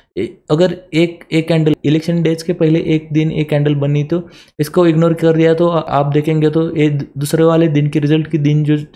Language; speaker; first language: Hindi; non-native, local second language; Marathi